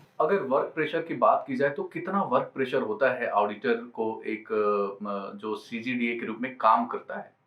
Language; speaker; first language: Hindi; native; Hindi